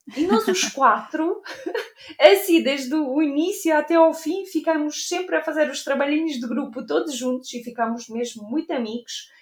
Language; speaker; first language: Portuguese; non-native, fluent; Ukrainian